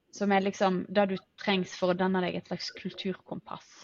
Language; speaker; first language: Norwegian; native; Norwegian